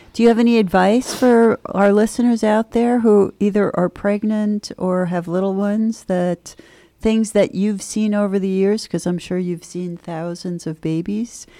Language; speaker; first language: English; native; English